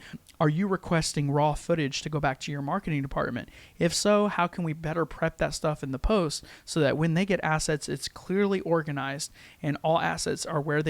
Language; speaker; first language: English; native; English